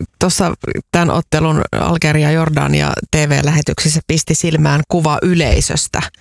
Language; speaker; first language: Finnish; native; Finnish